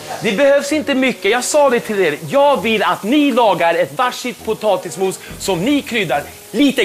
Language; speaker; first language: Swedish; native; Swedish